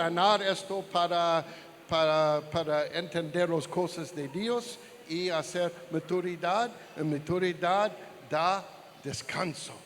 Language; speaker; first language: Spanish; non-native, learner; English